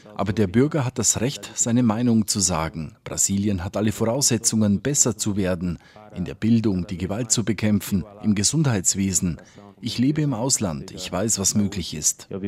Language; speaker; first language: German; native; German